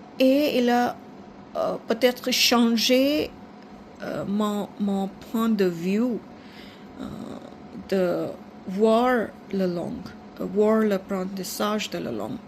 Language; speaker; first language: French; non-native, fluent; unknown